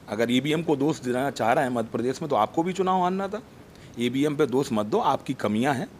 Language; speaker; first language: Hindi; native; Hindi